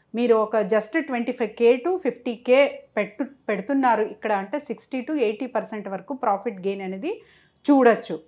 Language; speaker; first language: Telugu; non-native, local second language; Urdu